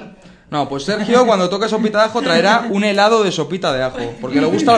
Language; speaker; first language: Spanish; native; Spanish